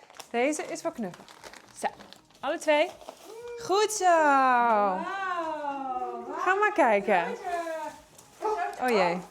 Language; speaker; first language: Dutch; early bilingual, heritage; Dutch